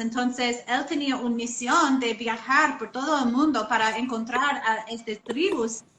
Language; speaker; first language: Spanish; non-native, learner; English